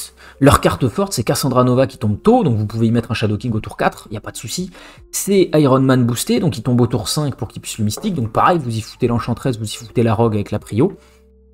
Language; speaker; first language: French; native; French